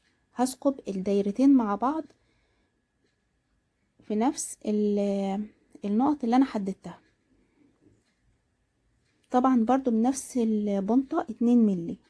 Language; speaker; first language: Arabic; native; Arabic